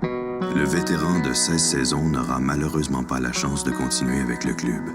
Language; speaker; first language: French; native; French